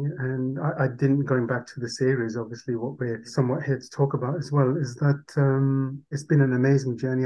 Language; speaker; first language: English; non-native, local second language; Urdu